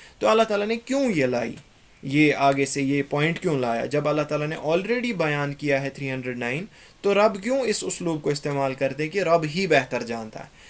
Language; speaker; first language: Urdu; non-native, local second language; Kashmiri